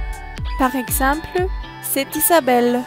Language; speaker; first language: French; non-native, learner; Spanish